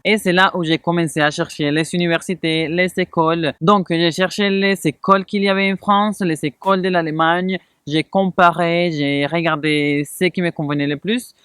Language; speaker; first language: French; non-native, fluent; Spanish